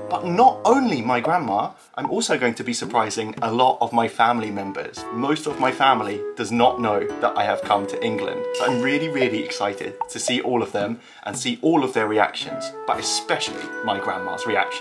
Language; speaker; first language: English; native; English